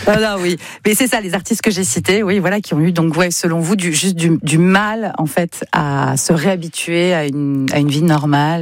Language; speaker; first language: French; native; French